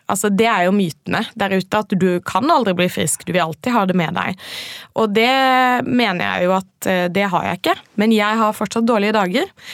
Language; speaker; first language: Norwegian; native; Norwegian